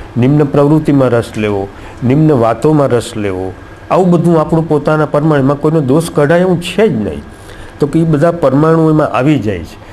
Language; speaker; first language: Gujarati; native; Gujarati